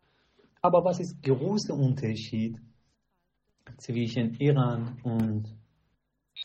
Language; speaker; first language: German; non-native, learner; Persian